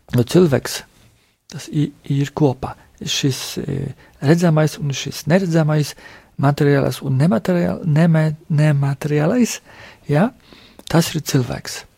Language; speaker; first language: Latvian; non-native, fluent; Polish